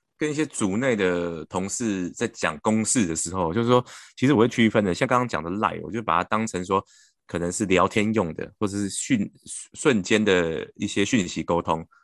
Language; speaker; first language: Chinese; native; Chinese